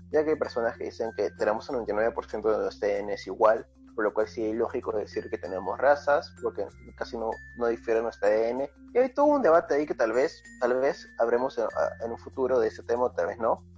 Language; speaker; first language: Spanish; native; Spanish